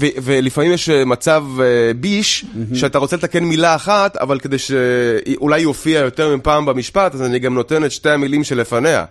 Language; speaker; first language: Hebrew; native; Hebrew